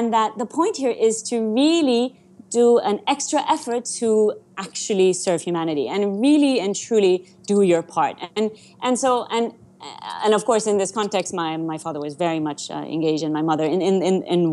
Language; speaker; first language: English; non-native, fluent; Persian